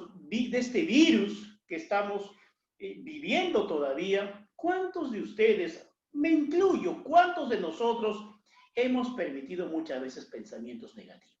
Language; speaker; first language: Spanish; native; Spanish